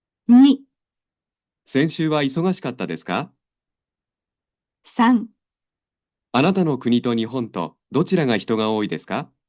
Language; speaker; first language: Japanese; non-native, learner; Indonesian